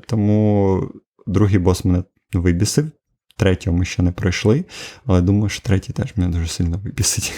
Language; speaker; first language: Ukrainian; native; Ukrainian